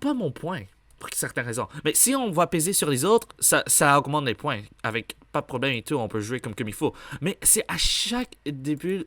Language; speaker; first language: French; native; French